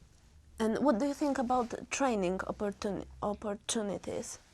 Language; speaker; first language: English; non-native, learner; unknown